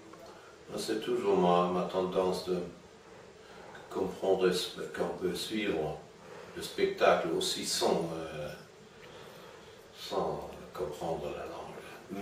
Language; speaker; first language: French; non-native, fluent; German